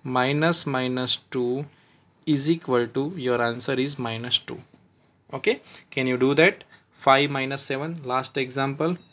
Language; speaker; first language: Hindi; non-native, local second language; Gujarati